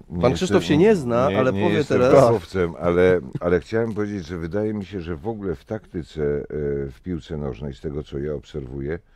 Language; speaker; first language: Polish; native; Polish